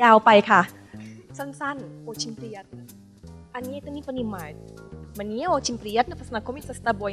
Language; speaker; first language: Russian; non-native, learner; Thai